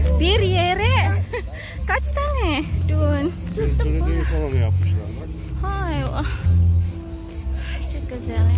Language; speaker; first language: Turkish; non-native, learner; Indonesian